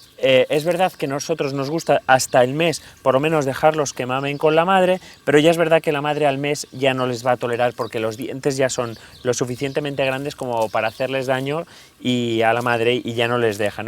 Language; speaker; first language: Spanish; native; Spanish